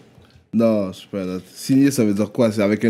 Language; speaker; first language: French; native; French